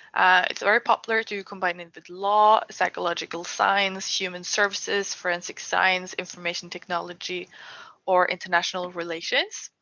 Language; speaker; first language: English; non-native, fluent; Norwegian